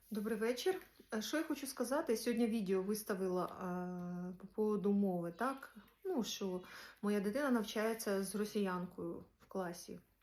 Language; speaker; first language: Ukrainian; non-native, local second language; Russian